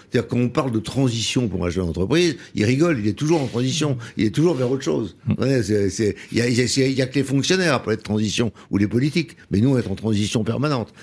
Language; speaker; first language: French; native; French